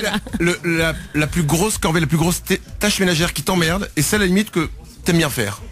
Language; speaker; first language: French; native; French